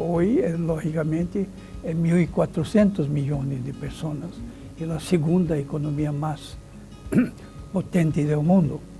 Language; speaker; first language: Spanish; non-native, fluent; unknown